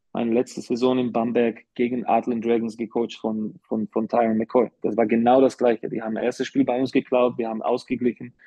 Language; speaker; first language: German; non-native, fluent; Slovak